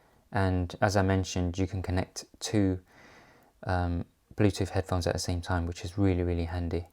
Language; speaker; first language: English; native; English